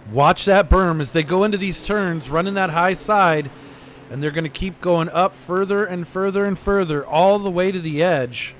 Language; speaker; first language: English; native; English